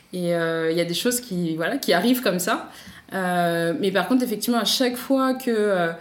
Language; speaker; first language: French; native; French